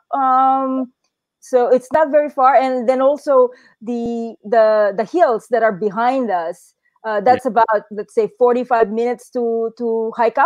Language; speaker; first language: English; non-native, local second language; Filipino